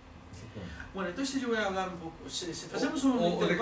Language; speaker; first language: Spanish; non-native, learner; Portuguese